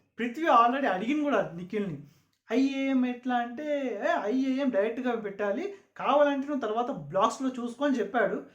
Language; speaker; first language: Telugu; non-native, local second language; Urdu